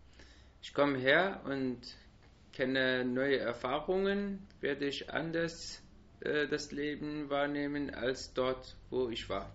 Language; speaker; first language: German; non-native, learner; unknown